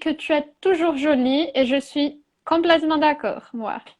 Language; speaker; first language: French; non-native, fluent; Portuguese